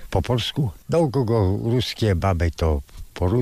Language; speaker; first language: Polish; early bilingual, heritage; Polish